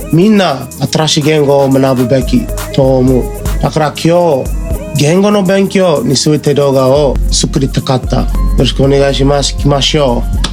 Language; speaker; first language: Japanese; non-native, learner; English